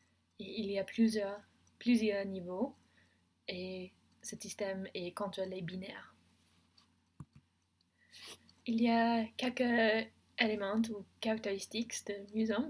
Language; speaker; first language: French; non-native, learner; English